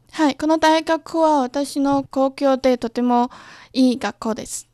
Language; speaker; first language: Japanese; non-native, learner; Chinese